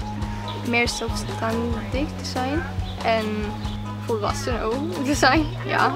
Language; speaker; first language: Dutch; non-native, learner; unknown